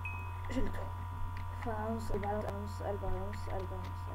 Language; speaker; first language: Arabic; native; Arabic